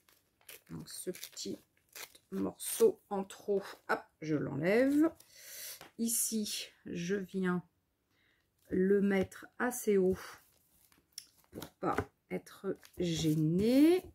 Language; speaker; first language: French; native; French